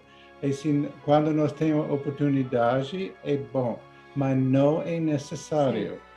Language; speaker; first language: Portuguese; non-native, learner; English